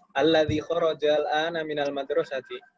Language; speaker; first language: Arabic; non-native, fluent; Indonesian